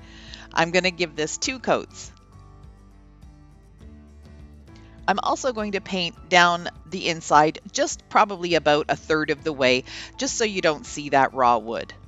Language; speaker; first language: English; native; English